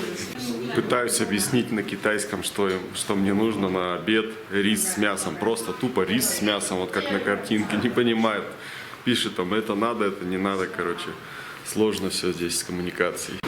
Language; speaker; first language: Russian; native; Russian